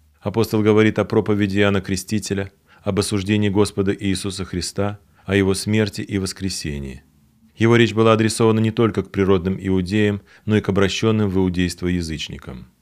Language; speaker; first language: Russian; native; Russian